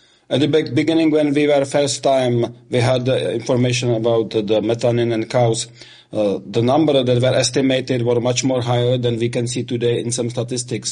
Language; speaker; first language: English; non-native, fluent; Czech